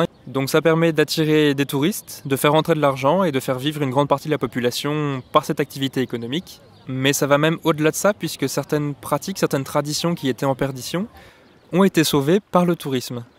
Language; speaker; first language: French; native; French